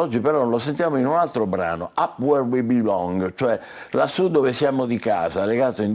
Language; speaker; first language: Italian; native; Italian